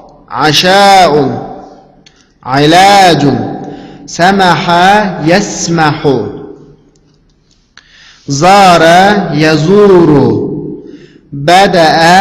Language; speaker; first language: Arabic; non-native, fluent; Uyghur